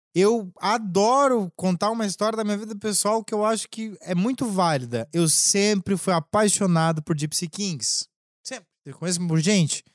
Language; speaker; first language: Portuguese; native; Portuguese